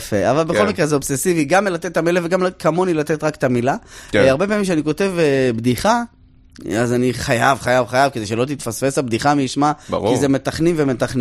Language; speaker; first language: Hebrew; native; Hebrew